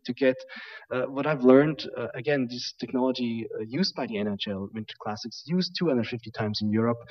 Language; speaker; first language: English; non-native, fluent; German